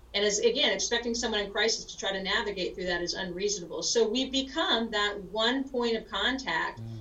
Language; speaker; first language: English; native; English